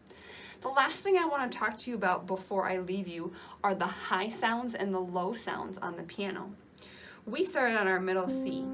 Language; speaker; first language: English; native; English